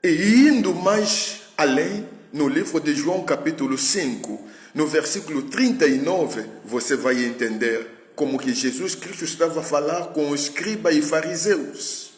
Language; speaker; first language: Portuguese; non-native, fluent; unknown